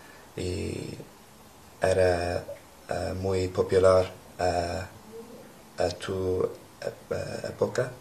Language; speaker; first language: Spanish; non-native, learner; English